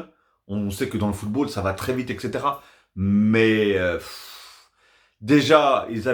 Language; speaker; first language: French; native; French